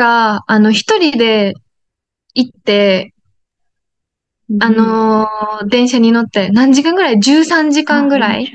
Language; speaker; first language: Japanese; native; Japanese